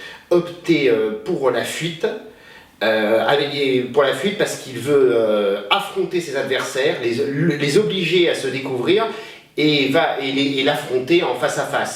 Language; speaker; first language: French; native; French